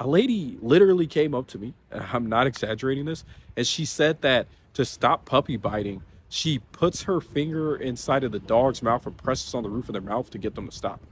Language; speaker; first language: English; native; English